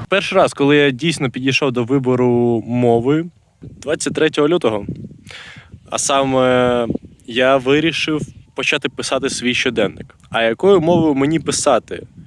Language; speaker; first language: Ukrainian; non-native, local second language; Russian